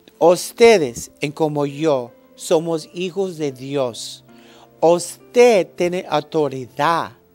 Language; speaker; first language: Spanish; early bilingual, heritage; English